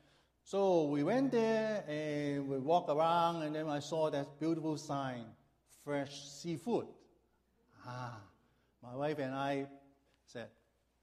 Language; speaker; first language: English; non-native, local second language; Cantonese